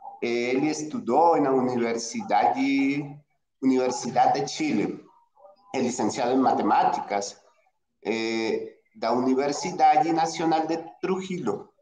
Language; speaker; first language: Spanish; non-native, learner; Portuguese